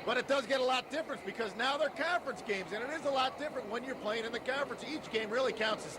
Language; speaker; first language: English; native; English